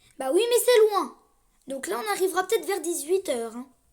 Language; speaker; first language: French; native; French